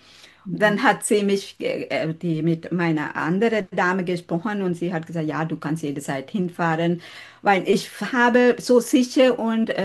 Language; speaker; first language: German; non-native, fluent; Sinhala